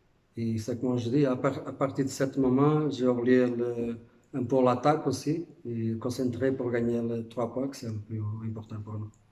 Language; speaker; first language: French; non-native, fluent; Portuguese